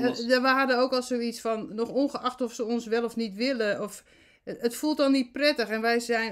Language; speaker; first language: Dutch; native; Dutch